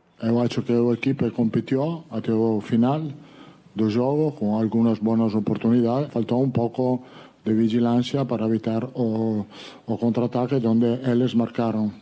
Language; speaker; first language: Portuguese; non-native, learner; Italian